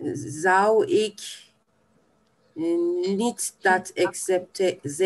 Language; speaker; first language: Dutch; non-native, learner; Turkish